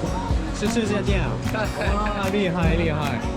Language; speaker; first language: Chinese; non-native, fluent; Korean